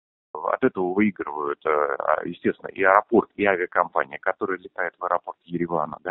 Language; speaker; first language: Russian; native; Russian